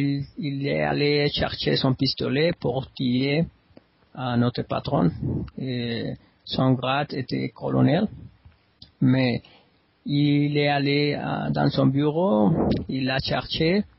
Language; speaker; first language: French; non-native, learner; Spanish